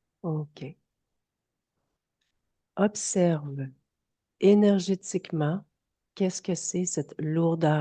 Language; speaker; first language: French; native; French